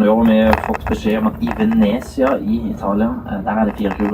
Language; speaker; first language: Norwegian; native; Norwegian